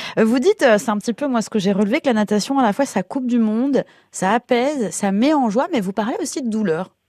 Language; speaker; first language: French; native; French